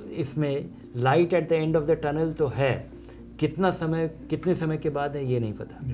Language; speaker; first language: Hindi; native; Hindi